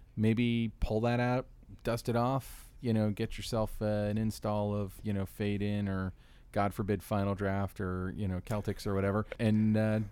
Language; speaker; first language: English; native; English